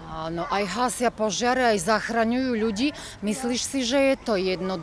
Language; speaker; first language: Slovak; native; Slovak